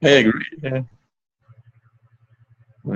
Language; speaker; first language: English; non-native, fluent; Polish